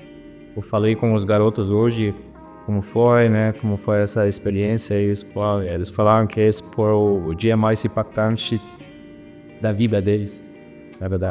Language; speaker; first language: Portuguese; non-native, fluent; German